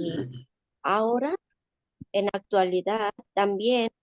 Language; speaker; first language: Spanish; non-native, learner; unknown